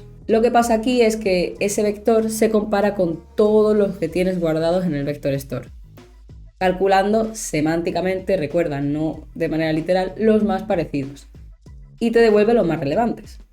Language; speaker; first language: Spanish; native; Spanish